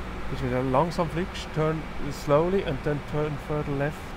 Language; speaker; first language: English; non-native, fluent; German